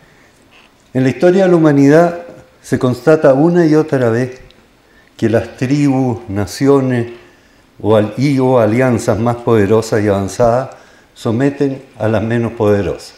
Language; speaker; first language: Spanish; native; Spanish